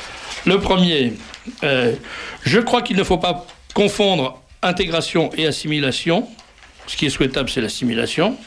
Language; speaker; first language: French; native; French